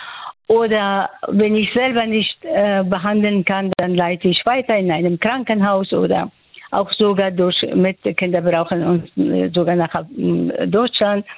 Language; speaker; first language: German; non-native, fluent; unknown